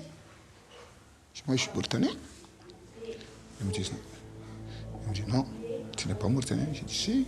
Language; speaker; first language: French; non-native, local second language; Fula